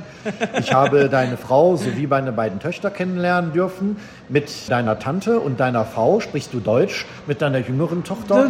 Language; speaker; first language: German; native; German